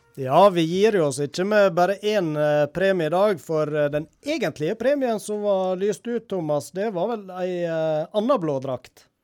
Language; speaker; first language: Norwegian; native; Norwegian